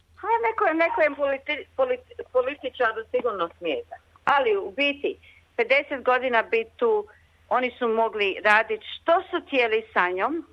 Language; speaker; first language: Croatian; early bilingual, other home language; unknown